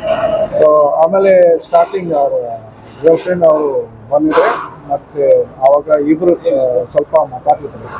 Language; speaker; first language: Kannada; non-native, local second language; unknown